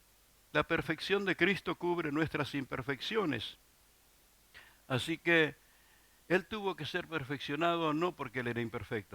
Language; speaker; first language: Spanish; native; Spanish